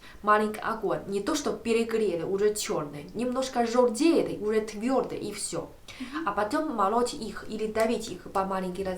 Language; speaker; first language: Russian; non-native, learner; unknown